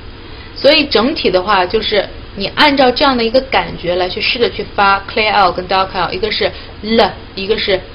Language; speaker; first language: Chinese; native; Chinese